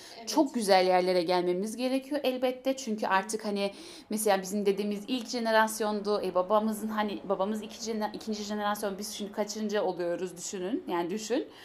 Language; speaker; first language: Turkish; early bilingual, heritage; Turkish